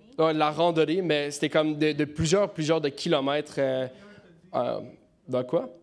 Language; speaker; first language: French; non-native, local second language; English